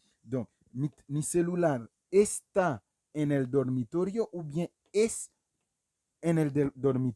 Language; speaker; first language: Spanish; non-native, fluent; Haitian Creole